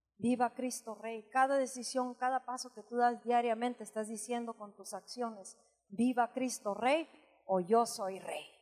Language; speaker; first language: Spanish; early bilingual, heritage; Spanish